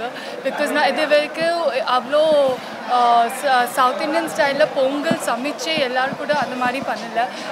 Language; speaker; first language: Tamil; non-native, learner; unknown